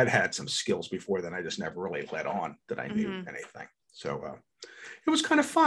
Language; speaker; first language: English; native; English